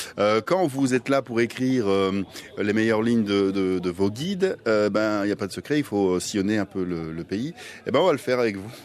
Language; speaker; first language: French; native; French